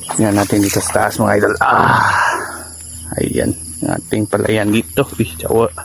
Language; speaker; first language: Filipino; non-native, local second language; Hiligaynon